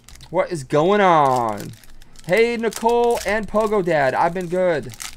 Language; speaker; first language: English; native; English